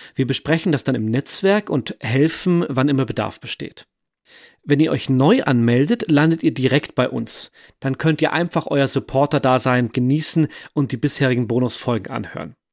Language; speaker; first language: German; native; German